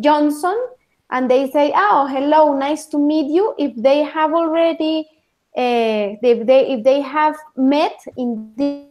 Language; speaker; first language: English; non-native, fluent; Spanish